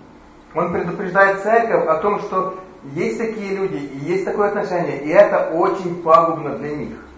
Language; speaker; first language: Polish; non-native, learner; Russian